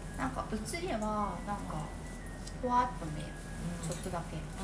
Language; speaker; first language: Japanese; native; Japanese